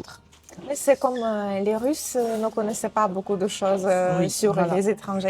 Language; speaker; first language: French; non-native, fluent; Russian